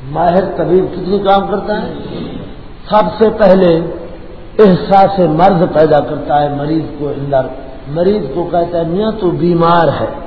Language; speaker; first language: Urdu; non-native, local second language; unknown